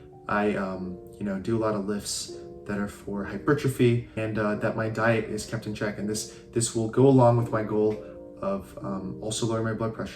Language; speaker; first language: English; early bilingual, other home language; Chinese